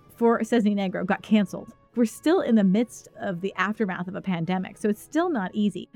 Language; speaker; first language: English; native; English